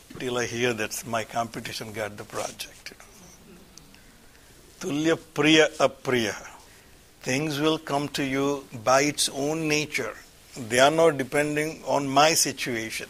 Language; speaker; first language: English; non-native, local second language; Gujarati